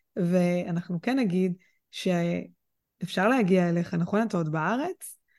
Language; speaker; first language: Hebrew; native; Hebrew